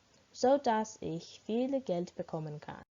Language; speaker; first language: German; non-native, learner; English